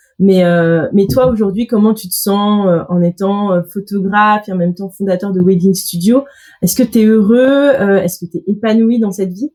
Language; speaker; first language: French; native; French